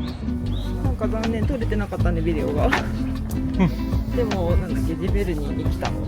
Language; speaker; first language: Japanese; native; Japanese